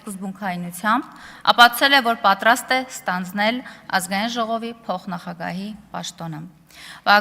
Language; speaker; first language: Armenian; native; Armenian